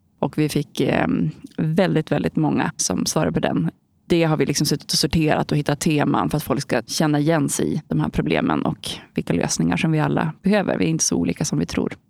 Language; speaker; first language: Swedish; native; Swedish